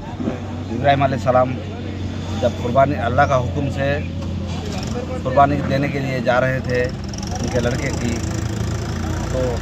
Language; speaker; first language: Urdu; native; Urdu